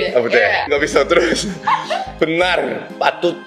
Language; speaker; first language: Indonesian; non-native, learner; Korean